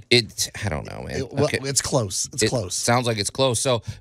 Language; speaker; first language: English; native; English